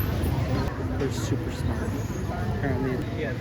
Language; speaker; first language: English; non-native, fluent; Vietnamese